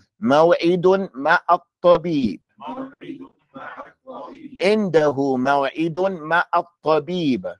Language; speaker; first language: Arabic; non-native, fluent; English